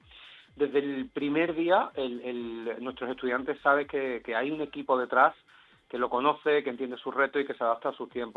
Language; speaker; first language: Spanish; native; Spanish